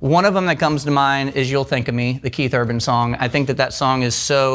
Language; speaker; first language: English; native; English